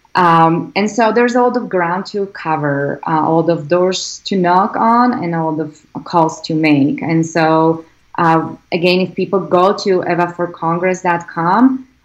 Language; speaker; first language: English; non-native, fluent; Slovak